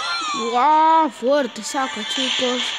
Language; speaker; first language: Spanish; native; Spanish